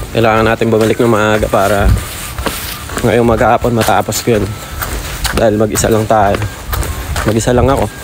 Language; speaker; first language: Filipino; native; Filipino